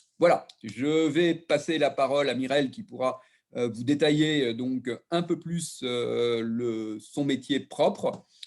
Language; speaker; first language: French; native; French